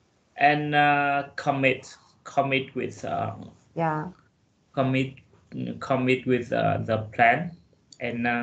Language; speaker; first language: English; non-native, learner; Vietnamese